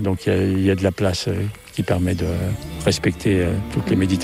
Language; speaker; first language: French; native; French